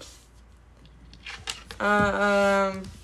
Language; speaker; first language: English; early bilingual, other home language; Spanish